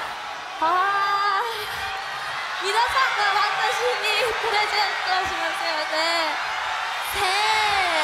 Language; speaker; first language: Japanese; non-native, learner; Korean